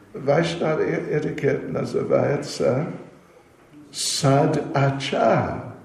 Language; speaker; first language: Russian; non-native, learner; English